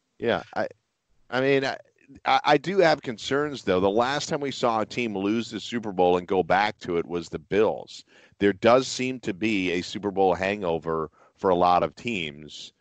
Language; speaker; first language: English; native; English